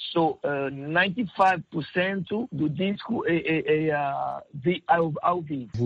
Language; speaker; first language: Portuguese; non-native, learner; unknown